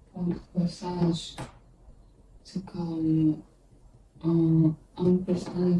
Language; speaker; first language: French; non-native, learner; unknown